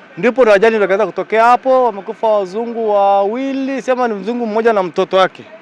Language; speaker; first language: Swahili; native; Swahili